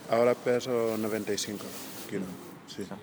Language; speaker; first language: Spanish; non-native, learner; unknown